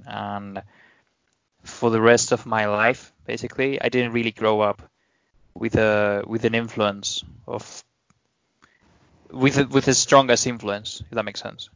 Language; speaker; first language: English; non-native, fluent; Spanish